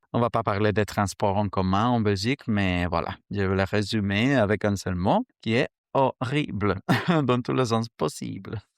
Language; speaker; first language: French; non-native, fluent; Spanish